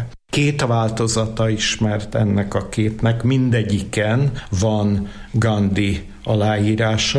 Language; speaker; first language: Hungarian; native; Hungarian